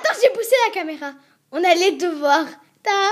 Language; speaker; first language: French; native; French